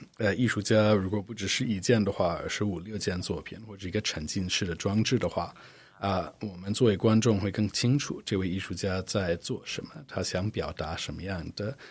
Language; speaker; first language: Chinese; non-native, fluent; English